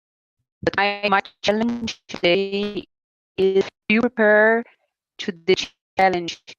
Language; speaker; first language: English; non-native, learner; Portuguese